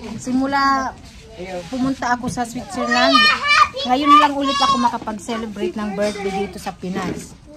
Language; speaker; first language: Filipino; non-native, local second language; Waray